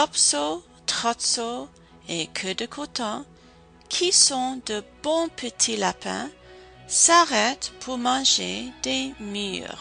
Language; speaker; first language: French; non-native, fluent; English